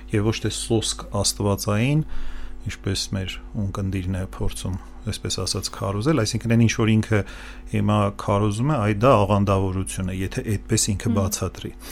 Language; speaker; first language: Armenian; native; Armenian